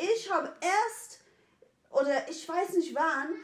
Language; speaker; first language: German; non-native, fluent; English